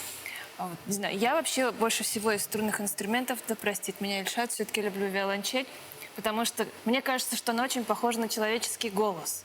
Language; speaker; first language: Russian; native; Russian